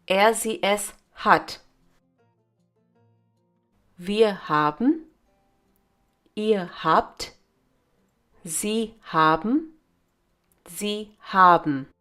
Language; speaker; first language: German; non-native, fluent; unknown